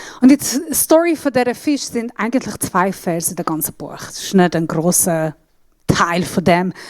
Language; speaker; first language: German; non-native, fluent; Assyrian Neo-Aramaic